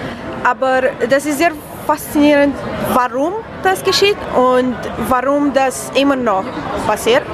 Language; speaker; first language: German; non-native, learner; Romanian